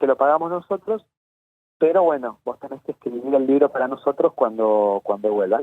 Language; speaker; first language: Spanish; native; Spanish